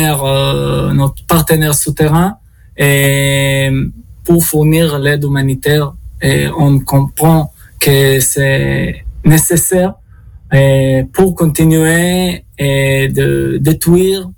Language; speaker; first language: French; non-native, learner; Hebrew